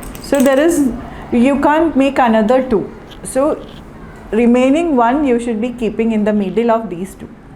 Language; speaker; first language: English; non-native, local second language; Malayalam